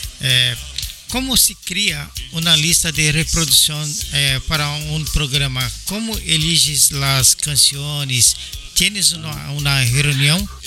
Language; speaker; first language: Spanish; non-native, learner; Portuguese